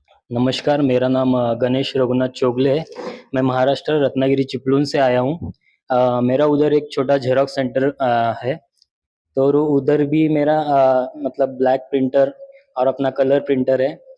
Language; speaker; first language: Hindi; non-native, local second language; Marathi